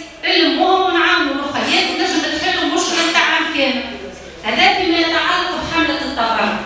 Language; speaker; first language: Arabic; native; Arabic